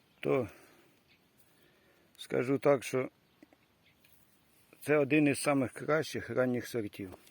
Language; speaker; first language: Ukrainian; native; Ukrainian